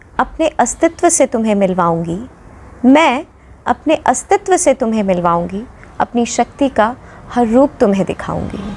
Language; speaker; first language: Hindi; non-native, local second language; Dogri